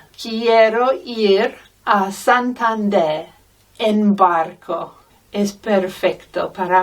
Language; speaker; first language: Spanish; non-native, fluent; English